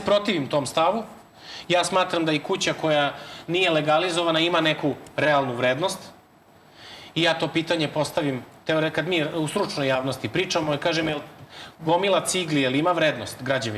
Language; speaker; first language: Serbian; native; Serbian